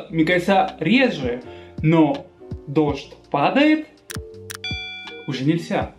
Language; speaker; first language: Russian; non-native, fluent; Spanish